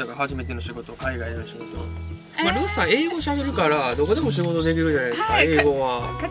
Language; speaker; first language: Japanese; native; Japanese